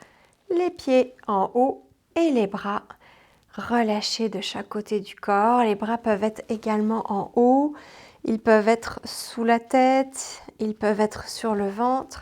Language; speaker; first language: French; native; French